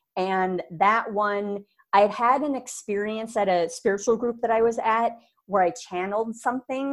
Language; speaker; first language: English; native; English